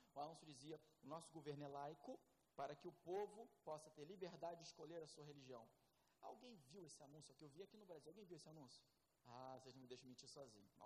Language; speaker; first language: Portuguese; native; Portuguese